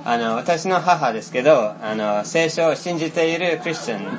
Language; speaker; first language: Japanese; non-native, fluent; Finnish